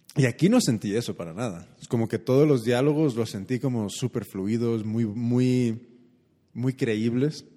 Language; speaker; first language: Spanish; early bilingual, heritage; Spanish